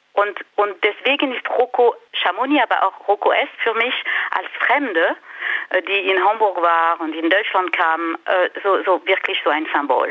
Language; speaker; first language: German; non-native, fluent; French